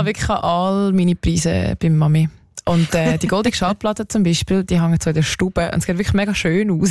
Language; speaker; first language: German; native; German